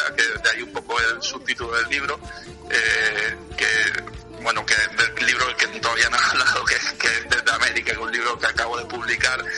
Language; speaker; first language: Spanish; native; Spanish